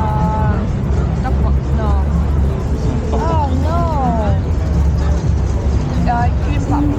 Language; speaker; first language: English; non-native, learner; Russian